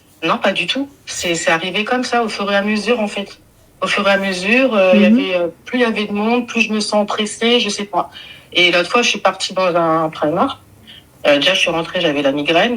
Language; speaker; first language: French; native; French